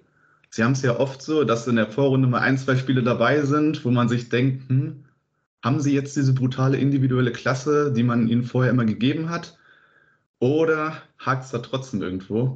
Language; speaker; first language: German; native; German